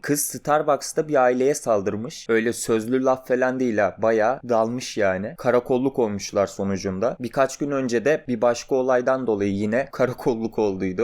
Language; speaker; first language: Turkish; native; Turkish